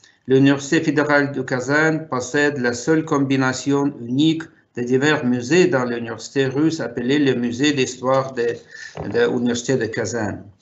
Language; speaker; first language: French; non-native, fluent; Russian